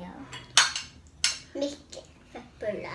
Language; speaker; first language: Swedish; early bilingual, other home language; Thai